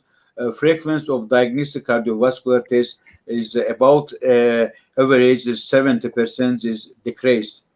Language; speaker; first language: English; non-native, learner; Russian